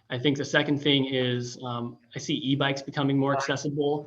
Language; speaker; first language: English; native; English